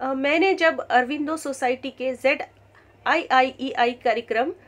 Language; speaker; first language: Hindi; native; Hindi